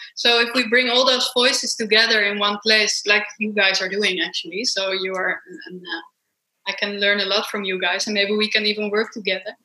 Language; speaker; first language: English; non-native, fluent; Dutch